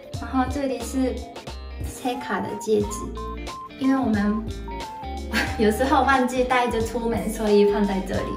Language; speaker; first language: Chinese; non-native, fluent; Japanese